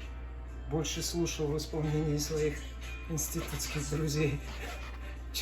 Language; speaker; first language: Russian; native; Russian